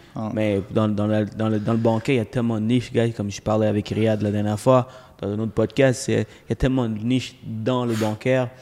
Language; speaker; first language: French; native; French